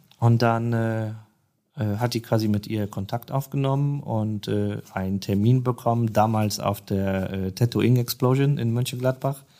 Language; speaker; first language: German; non-native, fluent; Polish